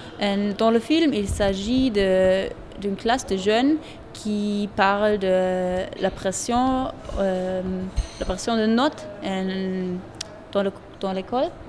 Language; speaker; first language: French; non-native, learner; German